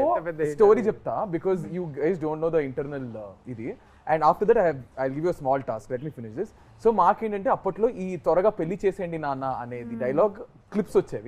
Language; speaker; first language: Telugu; native; Telugu